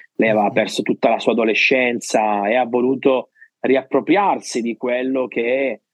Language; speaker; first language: Italian; native; Italian